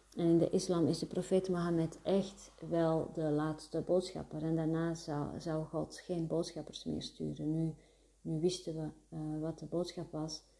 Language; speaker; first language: Dutch; early bilingual, other home language; Arabic